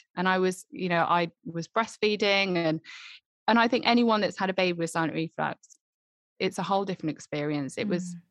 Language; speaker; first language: English; native; English